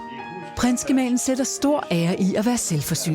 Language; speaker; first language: Danish; native; Danish